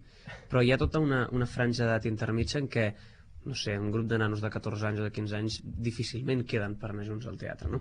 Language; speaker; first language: Catalan; native; Catalan